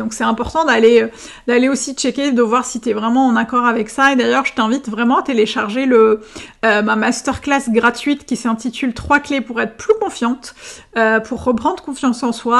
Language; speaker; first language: French; native; French